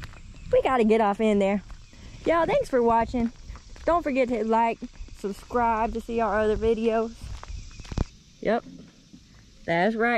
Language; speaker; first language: English; native; English